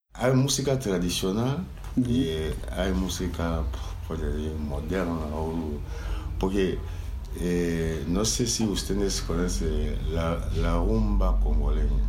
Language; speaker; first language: Spanish; non-native, learner; Lingala